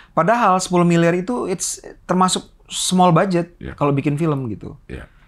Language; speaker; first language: Indonesian; native; Indonesian